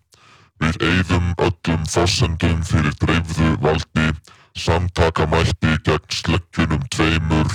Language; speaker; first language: Icelandic; native; Icelandic